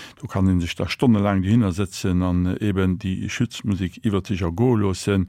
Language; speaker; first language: Luxembourgish; native; Luxembourgish